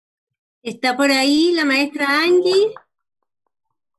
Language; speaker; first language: Spanish; native; Spanish